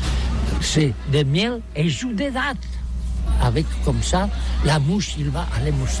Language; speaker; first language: French; non-native, learner; Catalan